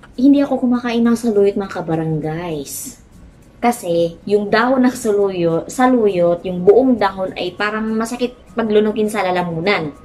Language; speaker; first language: Filipino; non-native, local second language; Cebuano